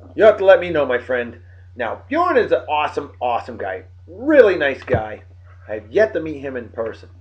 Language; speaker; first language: English; native; English